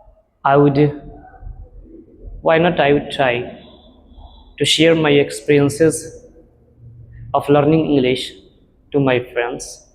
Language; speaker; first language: English; non-native, learner; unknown